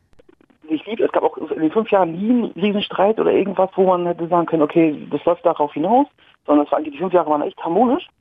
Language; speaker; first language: German; native; German